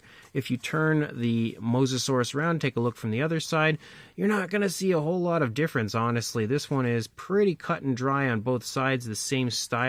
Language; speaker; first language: English; native; English